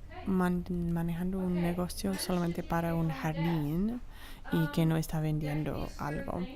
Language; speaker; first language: Spanish; non-native, fluent; English